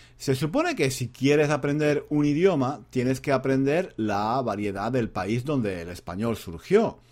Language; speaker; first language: Spanish; native; Spanish